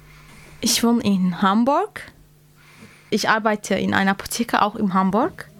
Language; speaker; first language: German; non-native, learner; Kurdish